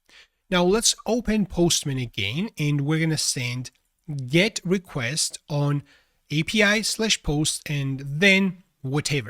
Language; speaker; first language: English; non-native, fluent; Georgian